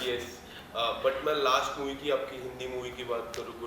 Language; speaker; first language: Hindi; native; Hindi